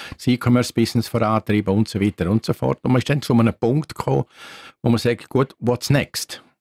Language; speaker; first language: German; native; German